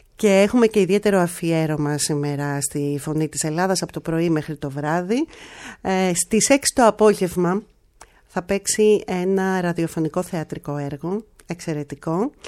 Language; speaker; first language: Greek; native; Greek